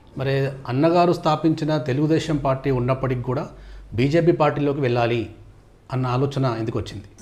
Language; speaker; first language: Telugu; native; Telugu